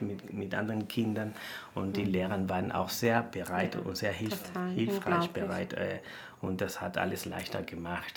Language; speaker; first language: German; non-native, fluent; Spanish